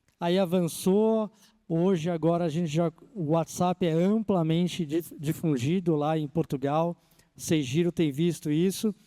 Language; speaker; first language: Portuguese; native; Portuguese